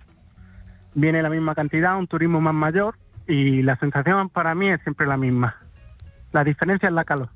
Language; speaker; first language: Spanish; native; Spanish